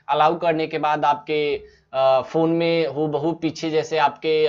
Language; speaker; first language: Hindi; native; Hindi